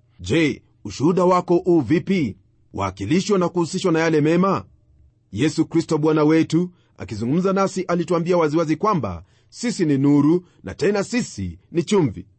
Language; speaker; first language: Swahili; non-native, local second language; Luyia